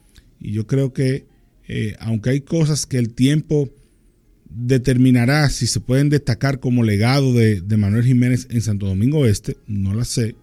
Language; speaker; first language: Spanish; native; Spanish